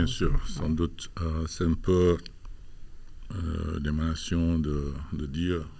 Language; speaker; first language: French; non-native, fluent; Albanian